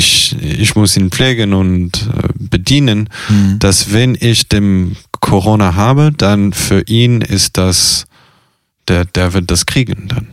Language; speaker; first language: German; non-native, fluent; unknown